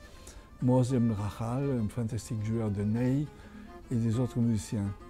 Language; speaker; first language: French; non-native, fluent; Catalan